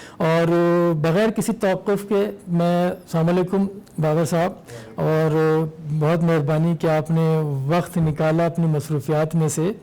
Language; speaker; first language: Urdu; native; Urdu